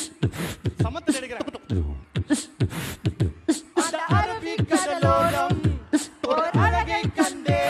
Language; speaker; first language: Tamil; native; Tamil